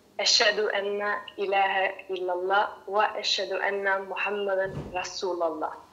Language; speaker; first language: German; early bilingual, other home language; Italian